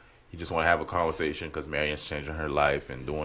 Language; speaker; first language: English; non-native, fluent; Haitian Creole